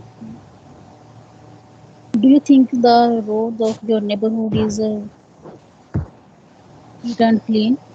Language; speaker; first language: English; non-native, learner; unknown